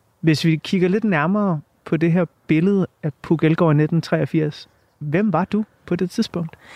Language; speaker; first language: Danish; native; Danish